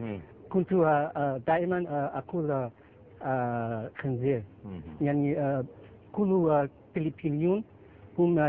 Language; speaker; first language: Arabic; non-native, learner; Filipino